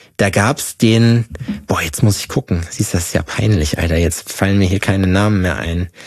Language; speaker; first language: German; native; German